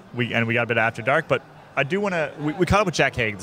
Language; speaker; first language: English; native; English